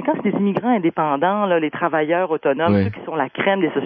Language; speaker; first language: French; native; French